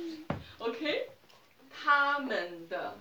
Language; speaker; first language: German; non-native, learner; Chinese